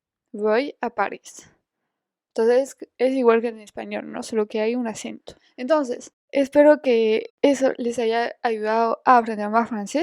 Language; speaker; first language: Spanish; non-native, fluent; French